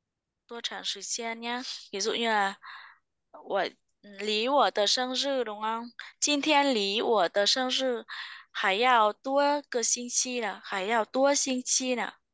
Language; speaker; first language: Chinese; non-native, fluent; Vietnamese